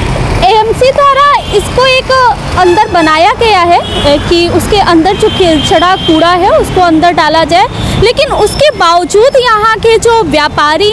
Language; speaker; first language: Hindi; native; Hindi